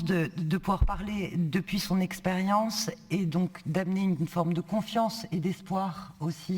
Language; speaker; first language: French; native; French